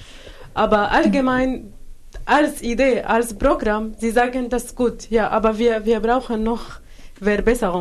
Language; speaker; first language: German; non-native, learner; Arabic